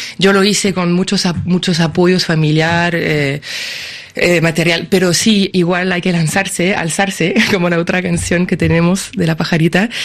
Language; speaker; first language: Spanish; non-native, fluent; French